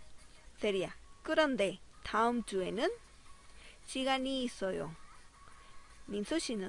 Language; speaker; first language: Korean; non-native, fluent; Spanish